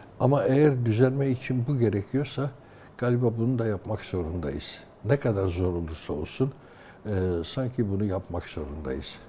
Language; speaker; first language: Turkish; native; Turkish